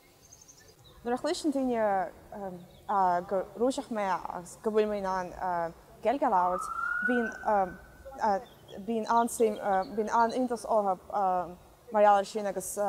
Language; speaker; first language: Irish; non-native, fluent; Russian